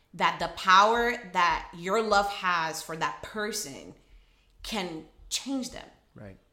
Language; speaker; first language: English; early bilingual, other home language; Portuguese